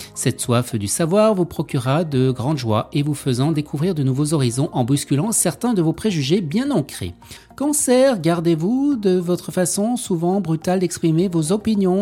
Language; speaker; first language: French; native; French